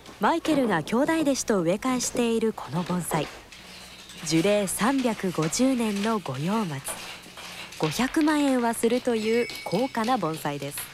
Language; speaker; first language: Japanese; native; Japanese